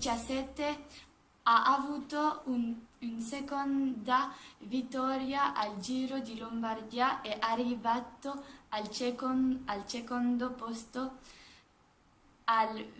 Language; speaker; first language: Italian; non-native, learner; French